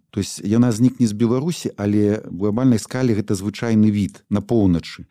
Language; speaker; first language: Belarusian; non-native, local second language; Russian